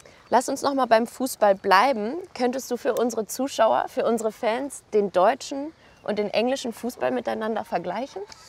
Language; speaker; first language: German; native; German